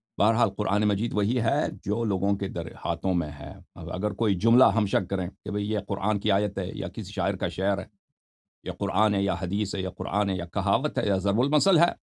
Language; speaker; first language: Urdu; non-native, fluent; Persian